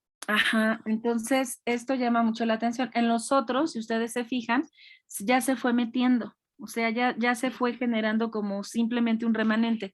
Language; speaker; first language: Spanish; native; Spanish